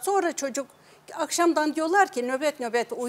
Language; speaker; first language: Turkish; native; Turkish